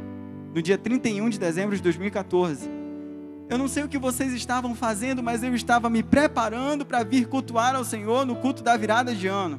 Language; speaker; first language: Portuguese; native; Portuguese